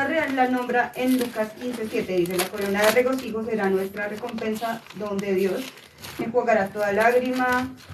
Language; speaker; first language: Spanish; native; Spanish